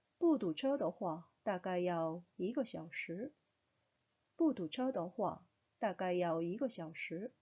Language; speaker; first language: Chinese; non-native, fluent; Korean